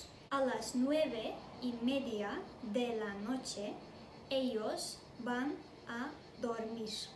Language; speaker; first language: Spanish; non-native, fluent; Turkish